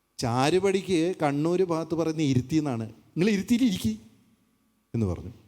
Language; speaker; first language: Malayalam; native; Malayalam